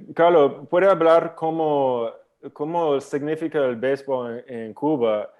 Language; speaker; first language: Spanish; non-native, learner; English